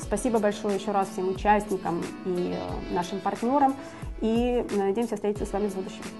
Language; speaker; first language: Russian; native; Russian